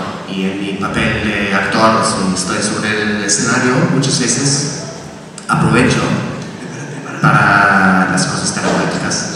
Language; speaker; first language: Spanish; non-native, fluent; German